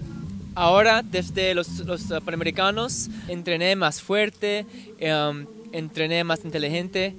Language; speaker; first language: Spanish; early bilingual, heritage; English